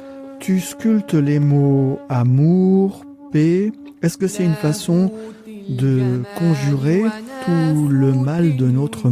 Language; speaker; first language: French; native; French